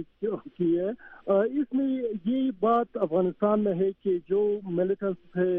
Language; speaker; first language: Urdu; non-native, fluent; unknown